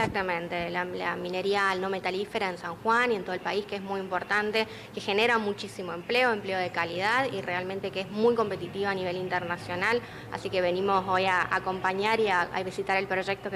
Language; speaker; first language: Spanish; native; Spanish